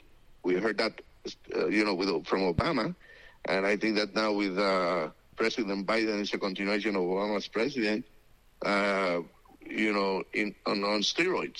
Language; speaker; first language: English; non-native, fluent; Spanish